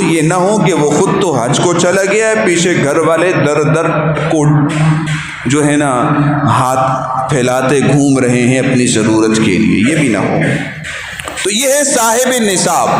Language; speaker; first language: Urdu; native; Urdu